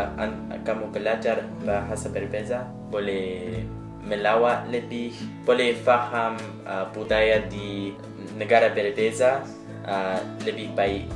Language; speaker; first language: Indonesian; non-native, learner; English